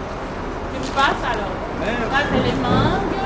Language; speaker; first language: French; non-native, local second language; Lingala